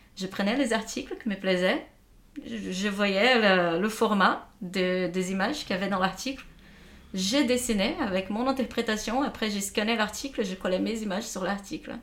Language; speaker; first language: French; non-native, fluent; Portuguese